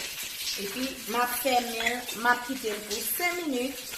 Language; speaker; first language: French; non-native, learner; Haitian Creole